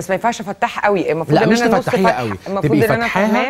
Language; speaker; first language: Arabic; native; Arabic